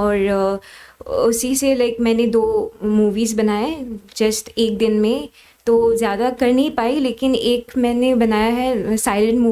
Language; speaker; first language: Hindi; non-native, local second language; Assamese